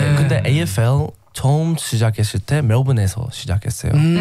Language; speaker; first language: Korean; non-native, learner; English